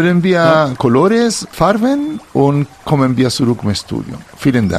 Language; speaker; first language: German; non-native, fluent; Spanish